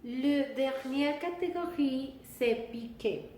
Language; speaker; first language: French; non-native, learner; Spanish